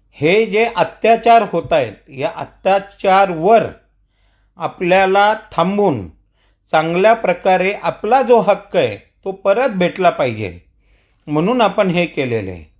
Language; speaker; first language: Marathi; non-native, local second language; Marwari